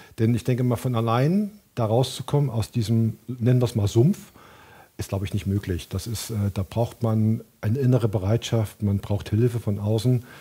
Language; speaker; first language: German; native; German